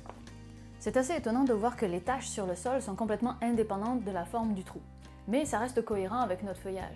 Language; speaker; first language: French; native; French